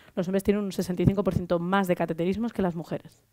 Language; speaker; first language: Spanish; native; Spanish